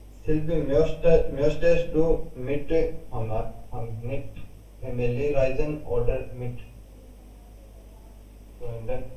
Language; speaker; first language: German; non-native, learner; Hindi